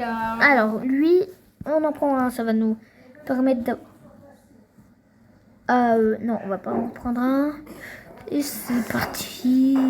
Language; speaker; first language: French; native; French